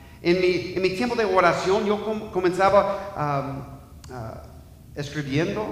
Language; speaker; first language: Spanish; non-native, fluent; English